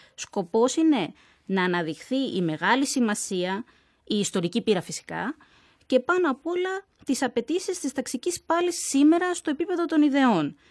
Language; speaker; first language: Greek; native; Greek